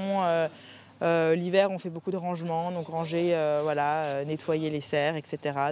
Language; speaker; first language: French; native; French